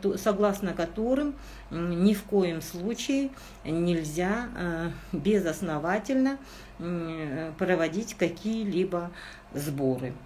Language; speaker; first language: Russian; non-native, local second language; Kazakh